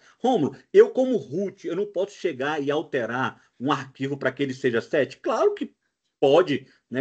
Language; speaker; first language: Portuguese; native; Portuguese